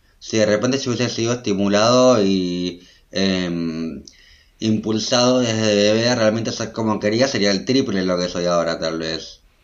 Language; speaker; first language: Spanish; native; Spanish